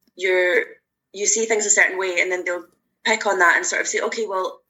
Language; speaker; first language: English; native; English